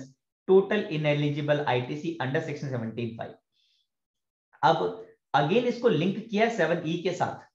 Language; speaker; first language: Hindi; native; Hindi